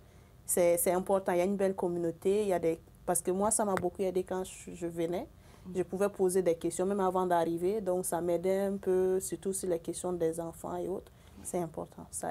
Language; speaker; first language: French; non-native, local second language; Bambara